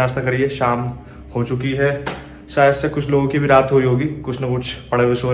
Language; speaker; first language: Hindi; native; Hindi